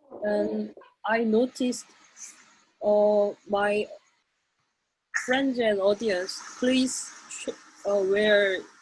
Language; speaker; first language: English; non-native, learner; Korean